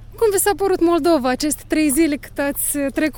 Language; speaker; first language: Romanian; native; Romanian